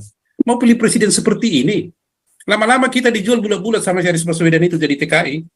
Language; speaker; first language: Indonesian; native; Indonesian